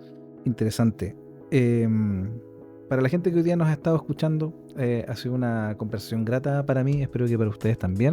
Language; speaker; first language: Spanish; native; Spanish